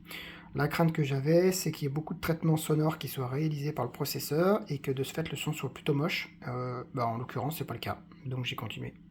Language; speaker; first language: French; native; French